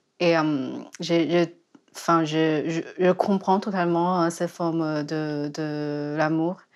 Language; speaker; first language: French; non-native, learner; Chinese